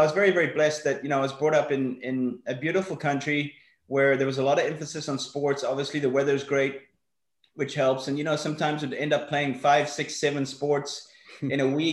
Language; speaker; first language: English; native; English